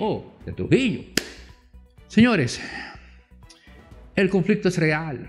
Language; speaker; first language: Spanish; native; Spanish